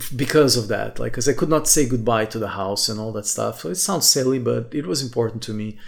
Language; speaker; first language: English; non-native, fluent; Portuguese